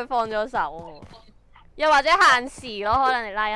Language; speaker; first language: Chinese; native; Chinese